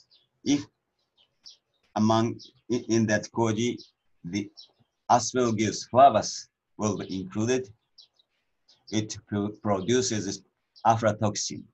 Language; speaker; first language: English; non-native, learner; Japanese